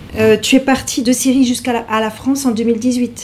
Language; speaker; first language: French; native; French